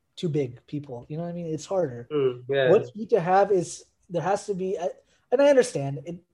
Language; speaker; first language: English; native; English